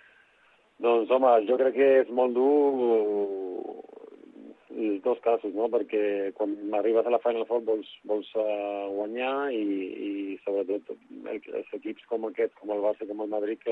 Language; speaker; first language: Catalan; non-native, local second language; Spanish